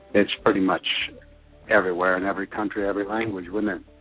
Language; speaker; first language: English; early bilingual, other home language; French